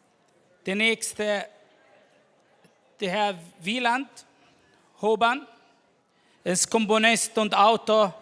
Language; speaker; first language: German; non-native, fluent; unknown